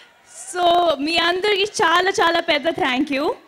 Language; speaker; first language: Telugu; non-native, fluent; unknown